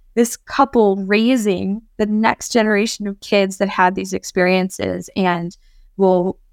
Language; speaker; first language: English; native; English